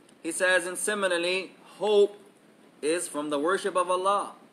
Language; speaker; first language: English; native; English